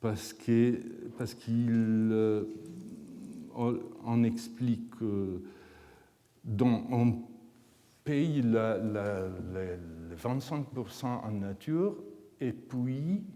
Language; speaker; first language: French; non-native, fluent; Italian